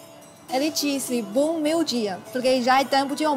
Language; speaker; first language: Portuguese; non-native, fluent; Chinese